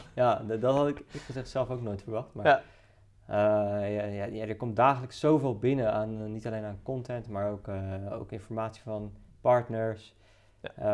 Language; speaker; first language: Dutch; native; Dutch